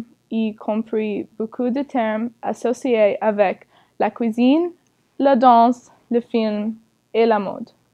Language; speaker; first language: French; non-native, learner; English